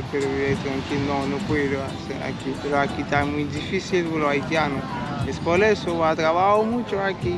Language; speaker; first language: Spanish; non-native, learner; Haitian Creole